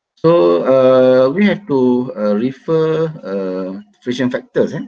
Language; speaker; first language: English; non-native, local second language; Malay